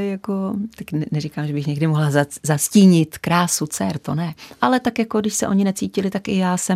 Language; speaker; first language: Czech; native; Czech